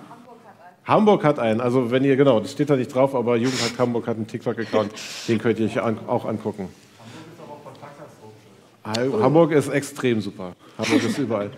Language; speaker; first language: German; native; German